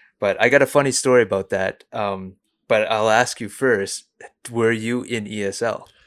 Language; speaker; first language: English; early bilingual, other home language; Cantonese